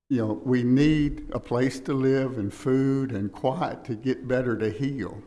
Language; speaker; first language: English; native; English